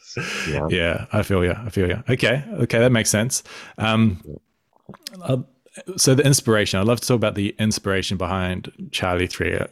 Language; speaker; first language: English; native; English